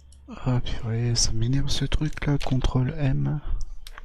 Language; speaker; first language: French; native; French